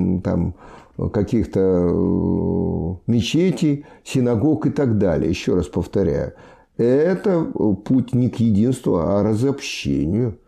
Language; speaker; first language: Russian; native; Russian